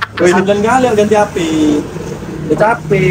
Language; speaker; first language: Malay; native; Malay